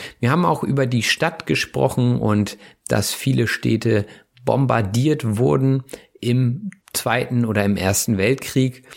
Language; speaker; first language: German; native; German